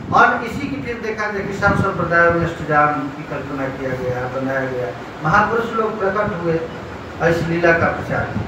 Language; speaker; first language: Hindi; non-native, local second language; Bangla